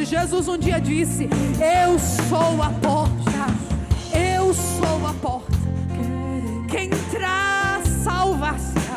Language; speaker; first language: Portuguese; native; Portuguese